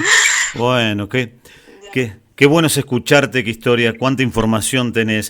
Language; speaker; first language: Spanish; native; Spanish